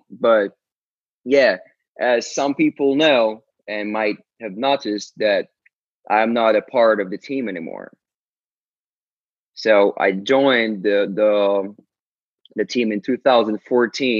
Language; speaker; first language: English; non-native, fluent; Ukrainian